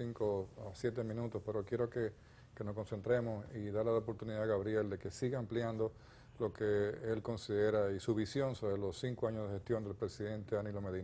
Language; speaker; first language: Spanish; native; Spanish